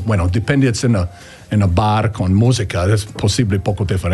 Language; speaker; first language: Spanish; non-native, learner; English